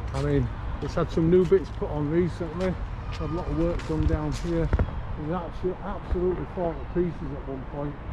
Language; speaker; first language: English; native; English